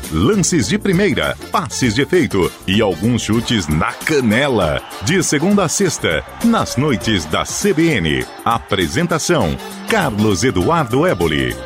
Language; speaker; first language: Portuguese; native; Portuguese